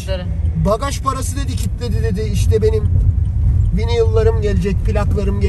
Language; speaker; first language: Turkish; native; Turkish